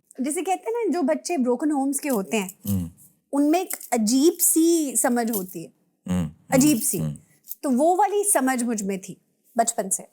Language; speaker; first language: Urdu; native; Urdu